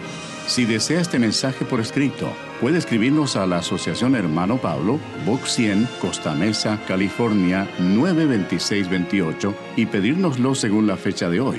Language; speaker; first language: Spanish; native; Spanish